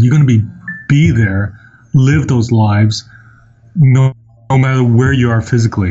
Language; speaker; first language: English; non-native, local second language; Cantonese